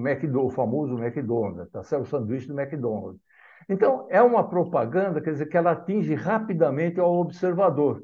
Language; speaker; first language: Portuguese; native; Portuguese